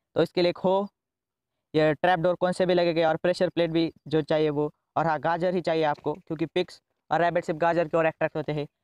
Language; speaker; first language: Hindi; native; Hindi